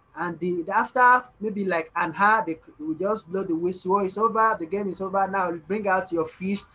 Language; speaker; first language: English; non-native, local second language; Yoruba